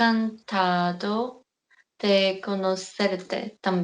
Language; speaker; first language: Spanish; non-native, learner; Korean